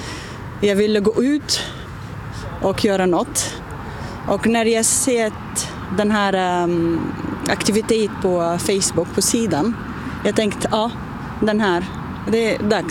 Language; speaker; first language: Swedish; non-native, learner; Arabic